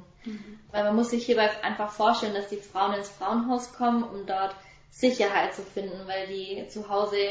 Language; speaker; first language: German; native; German